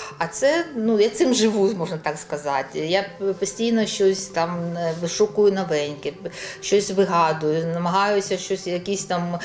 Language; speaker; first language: Ukrainian; non-native, local second language; Russian